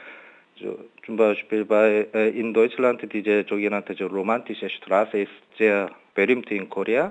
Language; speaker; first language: German; non-native, learner; Korean